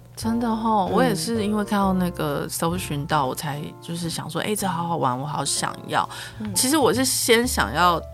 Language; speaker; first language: Chinese; native; Chinese